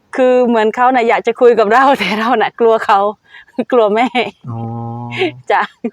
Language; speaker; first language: Thai; native; Thai